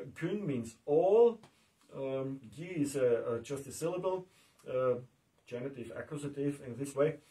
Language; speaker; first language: English; non-native, fluent; German